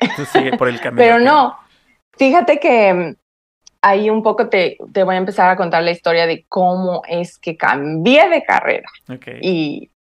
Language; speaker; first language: Spanish; native; Spanish